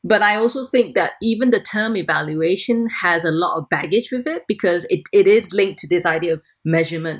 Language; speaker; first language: English; non-native, local second language; Cantonese